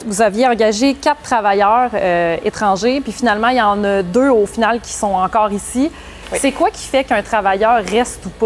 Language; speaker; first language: French; native; French